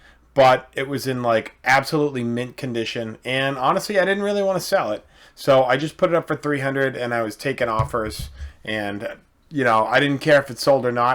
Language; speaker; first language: English; native; English